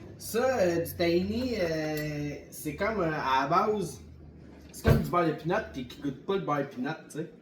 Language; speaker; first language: French; native; French